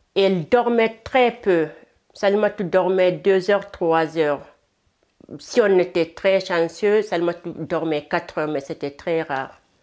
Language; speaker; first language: French; non-native, local second language; Fula